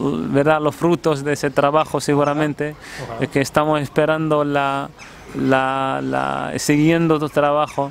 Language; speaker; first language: Spanish; non-native, fluent; Arabic